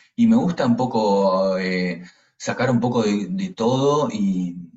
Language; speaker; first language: Spanish; native; Spanish